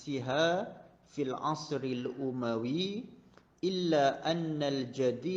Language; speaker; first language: Arabic; non-native, fluent; Malay